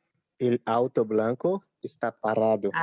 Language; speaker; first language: Spanish; non-native, learner; Portuguese